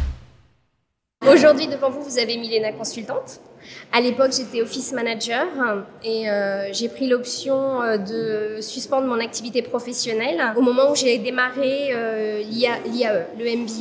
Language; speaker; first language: French; native; French